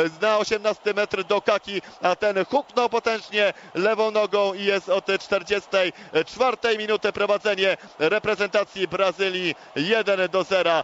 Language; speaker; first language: Polish; native; Polish